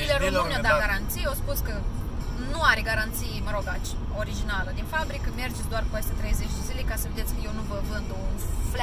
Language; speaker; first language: Romanian; native; Romanian